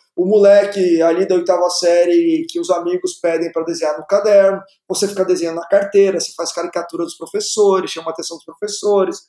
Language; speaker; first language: Portuguese; native; Portuguese